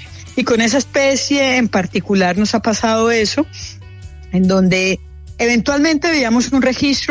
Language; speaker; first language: Spanish; native; Spanish